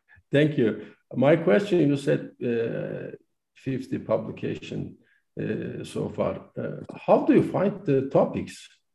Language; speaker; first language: English; non-native, fluent; Turkish